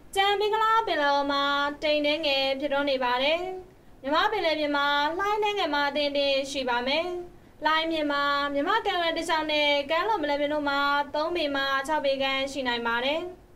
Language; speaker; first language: Burmese; native; Burmese